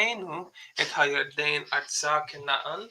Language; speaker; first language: Hebrew; non-native, fluent; English